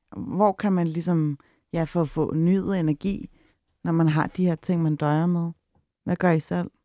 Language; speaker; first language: Danish; early bilingual, other home language; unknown